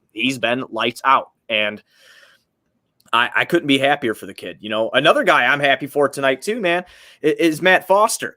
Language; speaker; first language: English; native; English